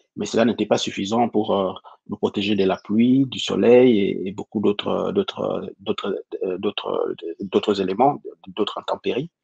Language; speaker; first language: French; non-native, local second language; Lingala